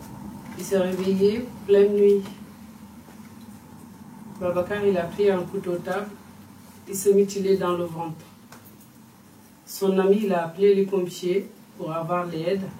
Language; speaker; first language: French; non-native, fluent; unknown